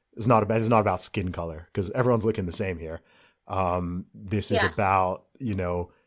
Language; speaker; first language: English; native; English